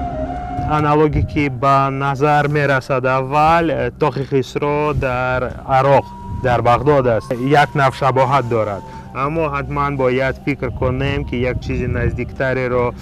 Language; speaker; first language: Persian; non-native, fluent; Russian